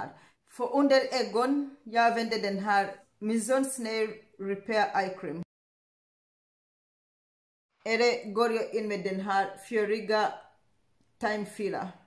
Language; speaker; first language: Swedish; non-native, learner; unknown